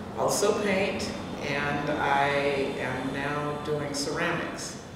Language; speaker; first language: English; native; English